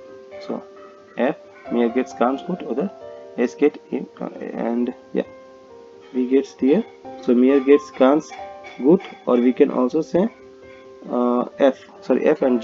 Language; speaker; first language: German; non-native, fluent; Hindi